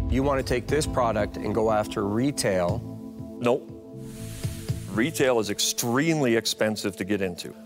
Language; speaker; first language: English; native; English